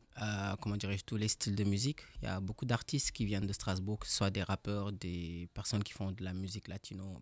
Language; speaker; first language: French; non-native, local second language; Wolof